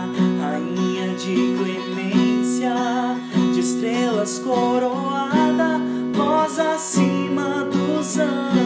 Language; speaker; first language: Portuguese; native; Portuguese